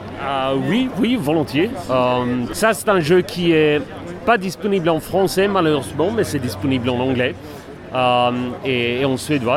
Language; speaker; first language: French; non-native, fluent; Swedish